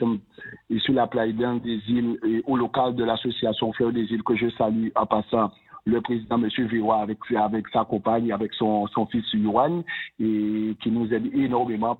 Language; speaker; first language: French; native; French